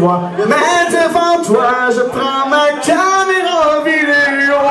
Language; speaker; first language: French; native; French